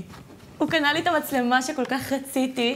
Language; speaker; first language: Hebrew; native; Hebrew